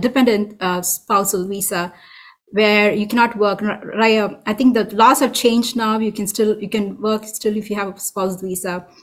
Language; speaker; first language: English; non-native, local second language; Tamil